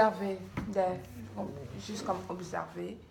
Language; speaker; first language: French; native; French